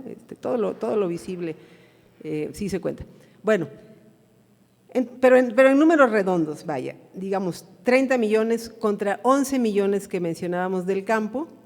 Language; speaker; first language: Spanish; native; Spanish